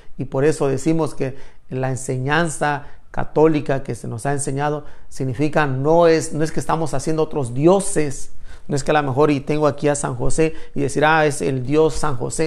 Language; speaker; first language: Spanish; native; Spanish